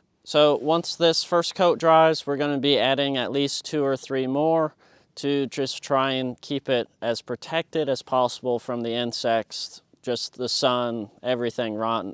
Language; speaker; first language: English; native; English